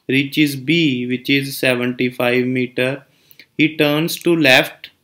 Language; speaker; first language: English; non-native, local second language; Punjabi